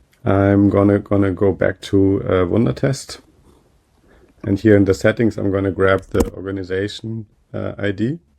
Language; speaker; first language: English; non-native, fluent; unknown